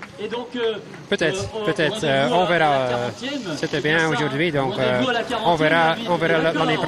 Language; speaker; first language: French; non-native, local second language; Dutch